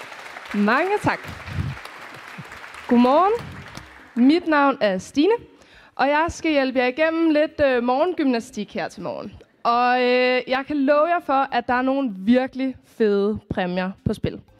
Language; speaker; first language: Danish; native; Danish